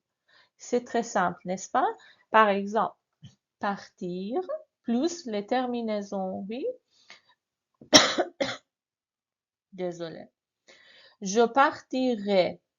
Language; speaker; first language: French; non-native, fluent; Persian